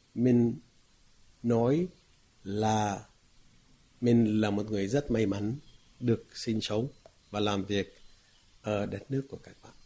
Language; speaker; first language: Vietnamese; non-native, fluent; Arabic